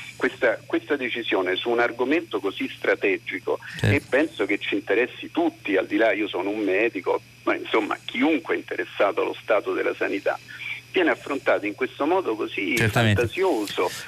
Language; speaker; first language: Italian; native; Italian